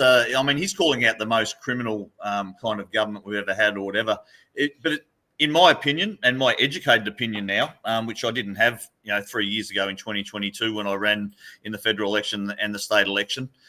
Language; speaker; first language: English; native; English